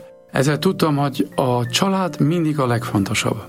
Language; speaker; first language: Hungarian; non-native, fluent; German